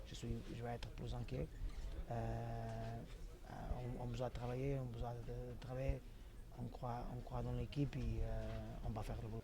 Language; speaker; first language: French; non-native, fluent; Portuguese